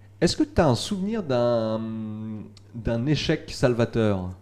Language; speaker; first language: French; native; French